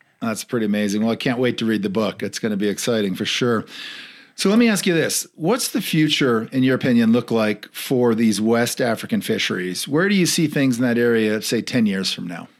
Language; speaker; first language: English; native; English